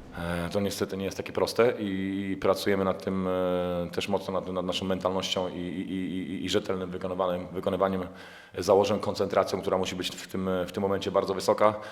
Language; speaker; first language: Polish; native; Polish